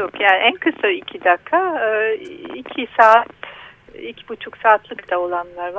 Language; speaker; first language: Turkish; non-native, learner; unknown